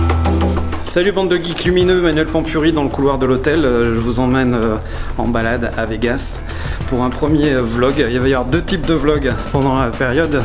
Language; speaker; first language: French; native; French